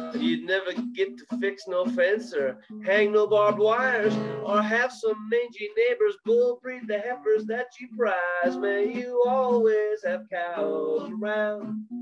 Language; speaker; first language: English; native; English